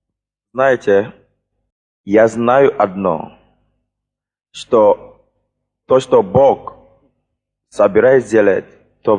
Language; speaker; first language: Russian; non-native, fluent; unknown